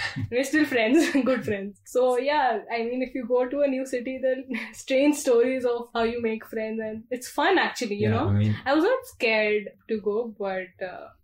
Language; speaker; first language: English; non-native, local second language; Hindi